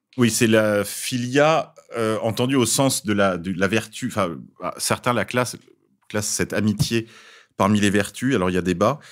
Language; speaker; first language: French; native; French